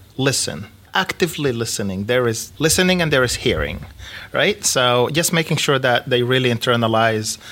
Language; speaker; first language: English; native; English